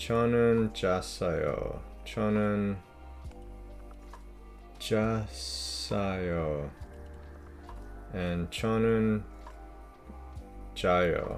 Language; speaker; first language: Korean; non-native, learner; English